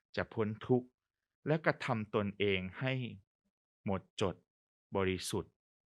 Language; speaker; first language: Thai; native; Thai